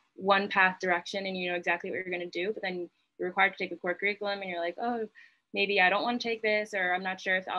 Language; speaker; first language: English; native; English